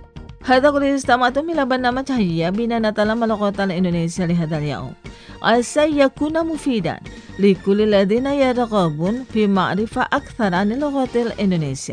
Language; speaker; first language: Arabic; non-native, fluent; Indonesian